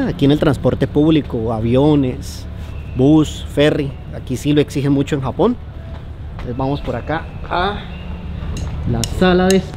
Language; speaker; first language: Spanish; native; Spanish